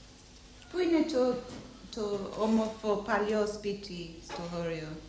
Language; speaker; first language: Greek; non-native, learner; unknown